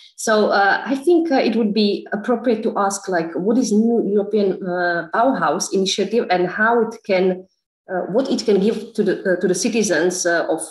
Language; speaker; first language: English; non-native, fluent; Slovak